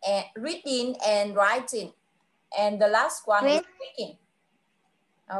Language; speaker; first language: English; non-native, fluent; Vietnamese